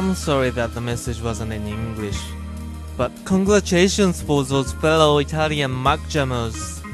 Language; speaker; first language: English; non-native, fluent; Japanese